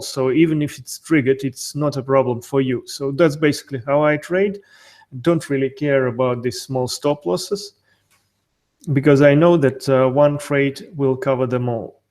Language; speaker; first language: English; non-native, fluent; Russian